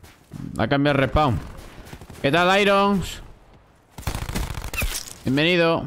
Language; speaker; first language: Spanish; native; Spanish